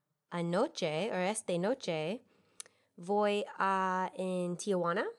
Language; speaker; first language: Spanish; non-native, learner; English